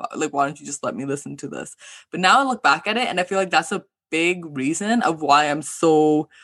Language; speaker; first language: English; early bilingual, other home language; Hindi